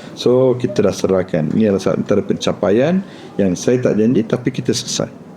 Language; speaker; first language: Malay; non-native, local second language; Tamil